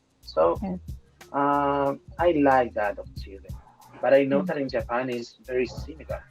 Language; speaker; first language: English; non-native, fluent; Spanish